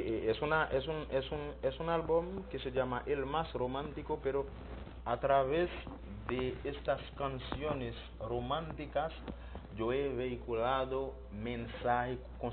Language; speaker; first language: Spanish; non-native, learner; Haitian Creole